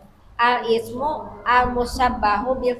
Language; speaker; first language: Arabic; non-native, learner; Indonesian